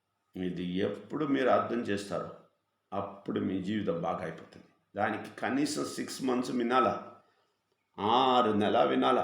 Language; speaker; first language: Telugu; non-native, fluent; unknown